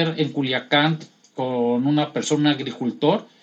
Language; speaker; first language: Spanish; native; Spanish